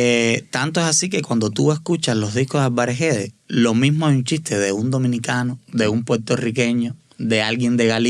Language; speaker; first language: Spanish; native; Spanish